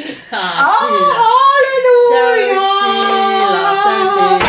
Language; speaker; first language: Dutch; non-native, learner; Indonesian